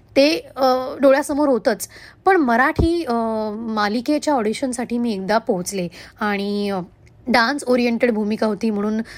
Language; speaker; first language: Marathi; non-native, local second language; Hindi